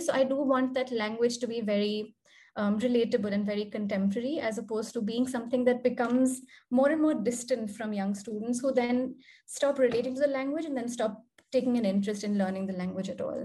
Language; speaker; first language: English; non-native, local second language; Hindi